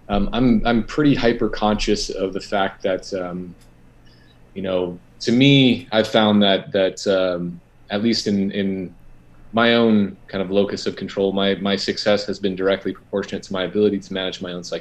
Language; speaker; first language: English; native; English